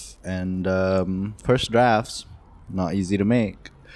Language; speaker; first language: English; non-native, local second language; Malay